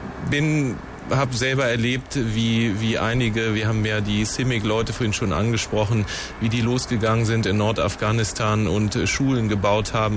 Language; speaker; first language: German; native; German